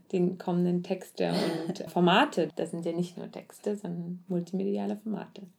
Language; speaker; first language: German; early bilingual, other home language; Russian